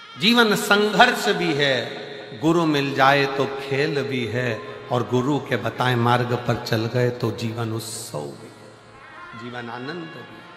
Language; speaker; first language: Hindi; native; Hindi